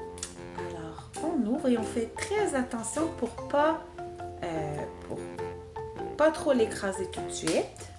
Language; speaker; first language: French; native; French